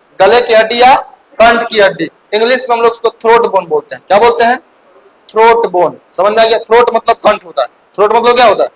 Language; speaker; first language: Hindi; native; Hindi